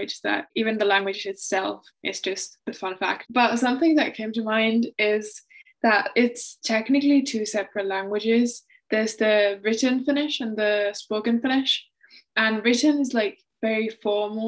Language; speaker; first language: English; non-native, fluent; Finnish